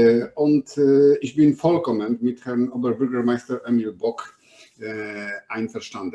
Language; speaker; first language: German; non-native, fluent; Polish